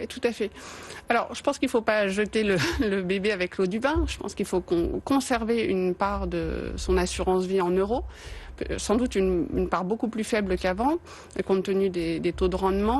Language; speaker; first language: French; native; French